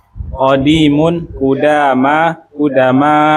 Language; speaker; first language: Arabic; non-native, learner; Indonesian